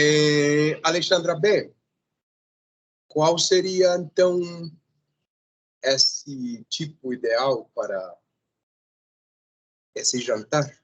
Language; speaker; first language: Portuguese; non-native, fluent; Spanish